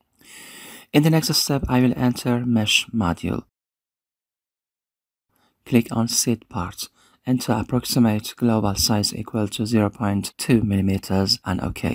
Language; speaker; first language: English; non-native, fluent; Persian